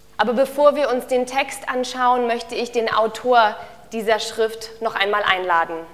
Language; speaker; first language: German; native; German